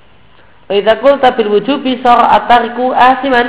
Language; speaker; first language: Arabic; non-native, fluent; Indonesian